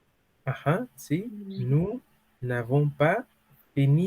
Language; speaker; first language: French; non-native, fluent; Spanish